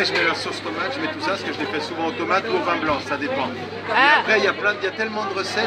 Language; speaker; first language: French; native; French